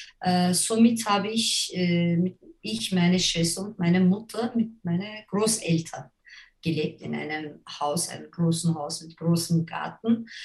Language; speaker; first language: German; non-native, fluent; Turkish